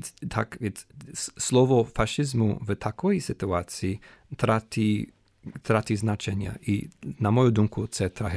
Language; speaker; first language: Ukrainian; non-native, fluent; English